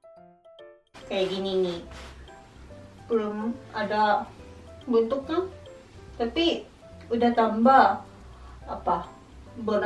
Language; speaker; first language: Indonesian; non-native, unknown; Japanese